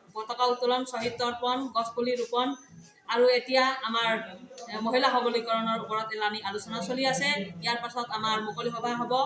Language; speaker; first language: Assamese; non-native, local second language; Nepali